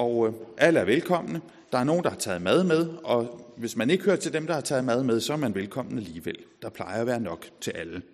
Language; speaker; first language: Danish; native; Danish